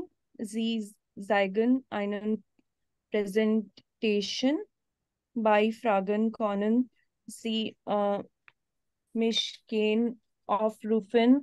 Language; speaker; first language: German; non-native, learner; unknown